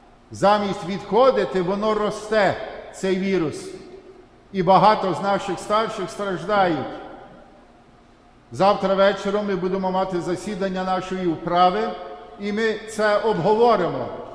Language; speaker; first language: Ukrainian; early bilingual, heritage; Ukrainian